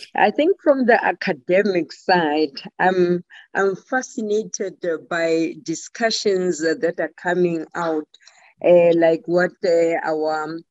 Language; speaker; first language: English; non-native, local second language; Tswana